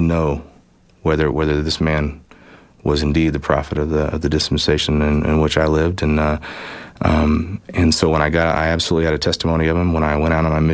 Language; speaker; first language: English; native; English